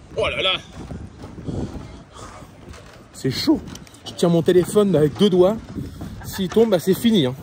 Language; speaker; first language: French; native; French